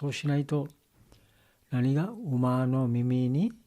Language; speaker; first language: Japanese; non-native, learner; Bangla